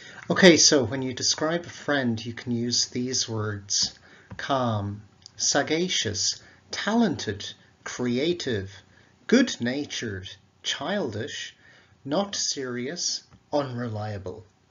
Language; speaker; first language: English; native; English